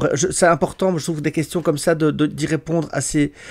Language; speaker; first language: French; native; French